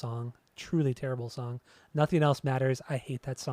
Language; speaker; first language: English; native; English